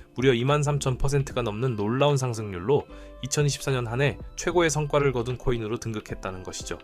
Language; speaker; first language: Korean; native; Korean